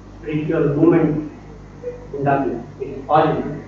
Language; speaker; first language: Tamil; non-native, learner; Kannada